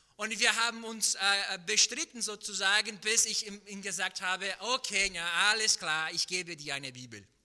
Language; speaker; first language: German; non-native, fluent; Portuguese